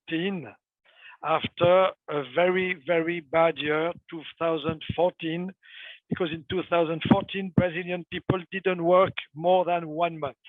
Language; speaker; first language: English; non-native, fluent; French